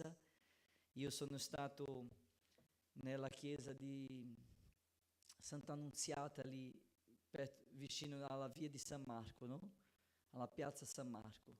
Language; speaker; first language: Italian; non-native, fluent; Portuguese